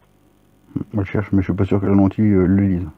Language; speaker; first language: French; native; French